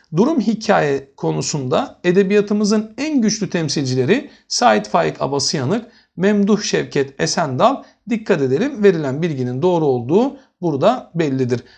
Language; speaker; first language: Turkish; native; Turkish